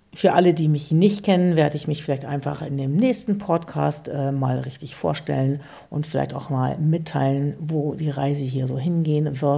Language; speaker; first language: German; native; German